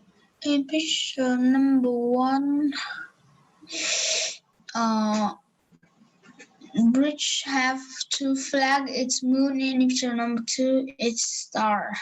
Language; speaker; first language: English; non-native, learner; Vietnamese